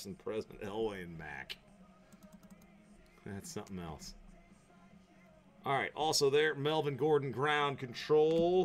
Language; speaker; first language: English; native; English